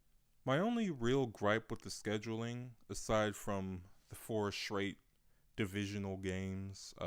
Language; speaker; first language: English; native; English